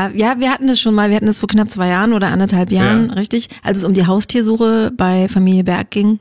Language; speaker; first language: German; native; German